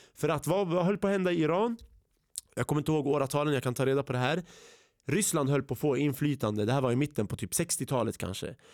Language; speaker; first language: Swedish; early bilingual, other home language; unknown